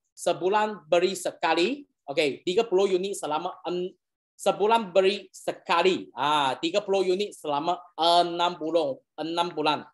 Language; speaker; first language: Malay; non-native, local second language; Chinese